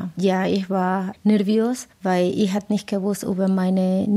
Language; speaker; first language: German; non-native, fluent; Spanish